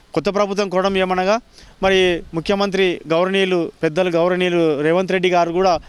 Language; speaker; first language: Telugu; non-native, local second language; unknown